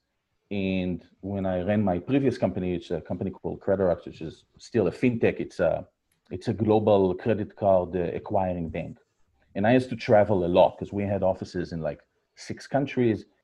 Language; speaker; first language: English; non-native, fluent; Hebrew